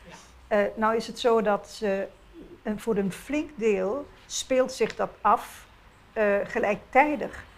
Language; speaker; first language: Dutch; non-native, local second language; Papiamento